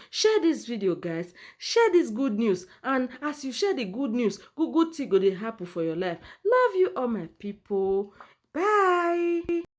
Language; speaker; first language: Nigerian Pidgin; native; Nigerian Pidgin